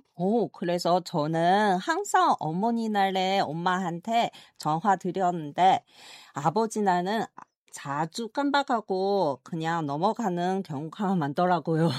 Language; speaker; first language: Korean; non-native, fluent; Chinese